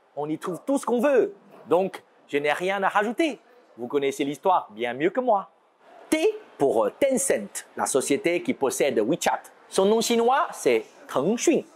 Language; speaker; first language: French; non-native, fluent; Chinese